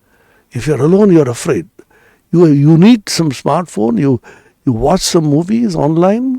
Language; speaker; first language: English; non-native, local second language; Bangla